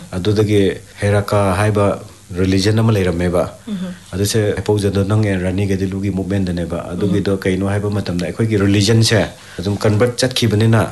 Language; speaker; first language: Manipuri; non-native, local second language; Rongmei Naga